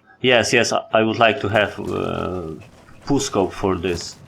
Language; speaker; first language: English; non-native, learner; Polish